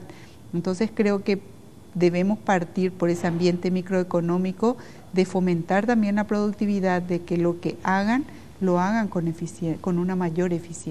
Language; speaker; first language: Spanish; native; Spanish